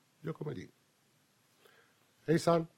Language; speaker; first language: Swedish; non-native, fluent; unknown